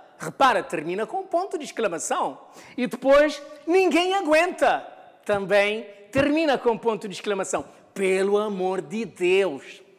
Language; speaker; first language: Portuguese; non-native, local second language; Kabuverdianu